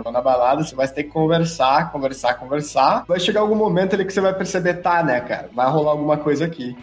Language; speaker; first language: Portuguese; native; Portuguese